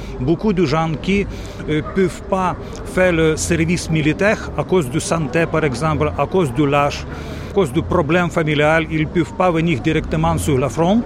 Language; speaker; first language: French; non-native, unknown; Ukrainian